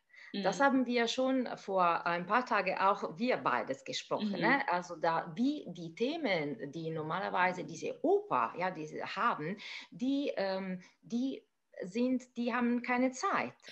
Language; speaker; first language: German; non-native, fluent; Italian